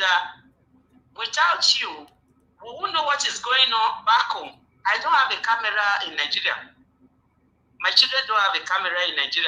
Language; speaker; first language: English; non-native, local second language; Bini